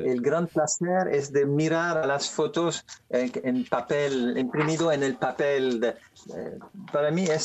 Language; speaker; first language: Spanish; non-native, learner; French